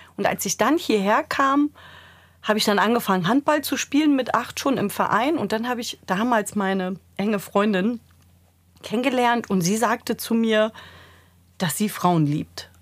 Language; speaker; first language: German; early bilingual, other home language; Serbian